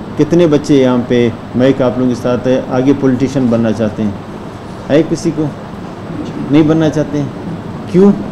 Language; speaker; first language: Urdu; non-native, local second language; Baluchi